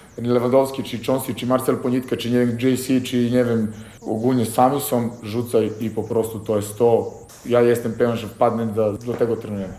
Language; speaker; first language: Polish; non-native, fluent; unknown